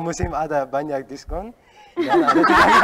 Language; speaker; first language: Indonesian; non-native, learner; Uzbek